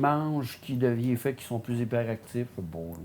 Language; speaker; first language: French; native; French